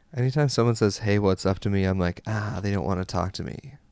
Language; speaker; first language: English; native; English